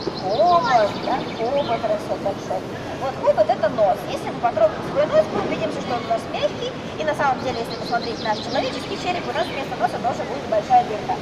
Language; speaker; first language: Russian; native; Russian